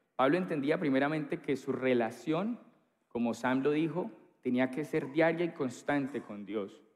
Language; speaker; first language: Spanish; native; Spanish